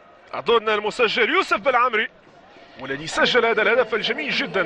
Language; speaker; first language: Arabic; native; Arabic